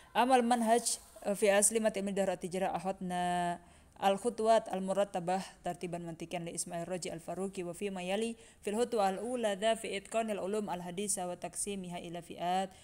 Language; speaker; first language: Arabic; non-native, fluent; Indonesian